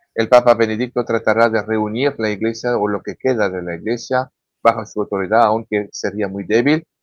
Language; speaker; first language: Spanish; non-native, fluent; French